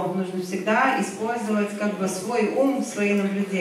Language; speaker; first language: Russian; native; Russian